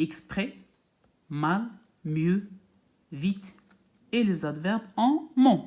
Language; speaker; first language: French; non-native, local second language; Arabic